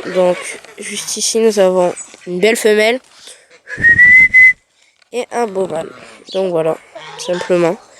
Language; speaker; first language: French; native; French